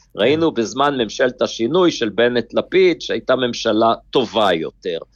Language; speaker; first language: Hebrew; native; Hebrew